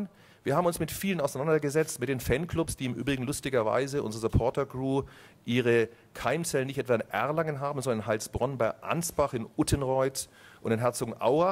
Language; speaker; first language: German; native; German